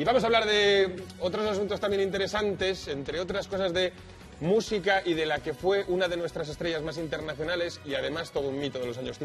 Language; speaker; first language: Spanish; native; Spanish